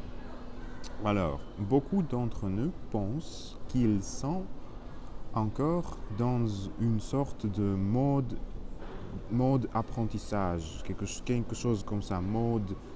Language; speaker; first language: French; non-native, learner; Spanish